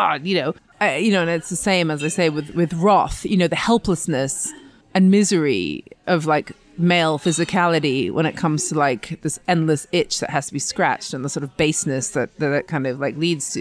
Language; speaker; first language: English; native; English